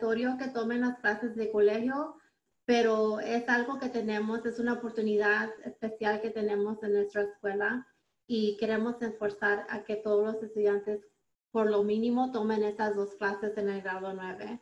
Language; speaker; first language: Spanish; early bilingual, heritage; Spanish